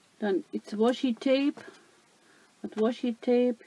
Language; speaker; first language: German; non-native, learner; Dutch